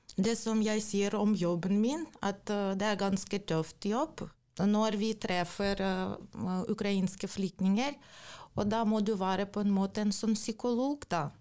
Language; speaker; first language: Norwegian; non-native, fluent; Ukrainian